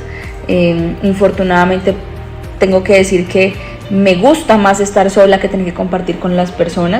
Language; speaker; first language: Spanish; native; Spanish